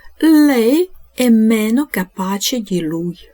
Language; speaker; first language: Italian; non-native, fluent; Ukrainian